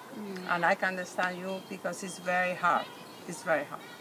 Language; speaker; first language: English; non-native, fluent; Spanish